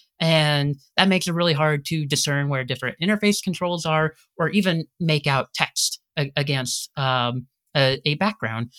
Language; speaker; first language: English; native; English